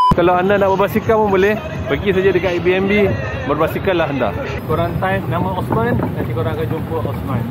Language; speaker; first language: Malay; native; Malay